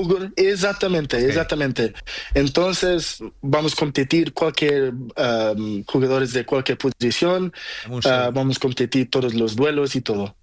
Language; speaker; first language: Spanish; non-native, learner; Portuguese